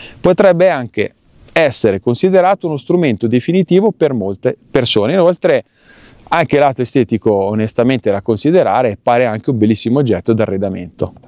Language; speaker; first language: Italian; native; Italian